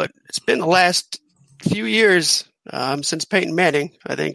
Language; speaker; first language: English; native; English